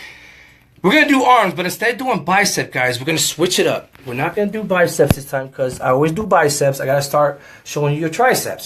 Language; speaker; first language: English; native; English